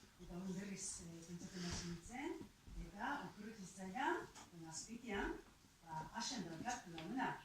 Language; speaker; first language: Basque; non-native, fluent; Japanese